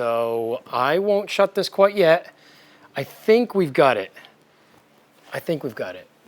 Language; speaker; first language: English; native; English